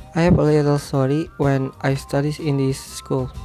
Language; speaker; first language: English; non-native, learner; Indonesian